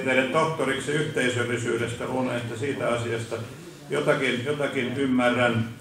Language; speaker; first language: Finnish; native; Finnish